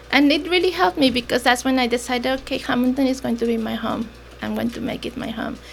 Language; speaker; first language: English; non-native, fluent; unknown